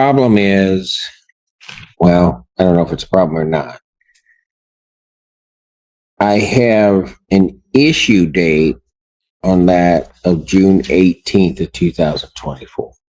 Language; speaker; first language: English; native; English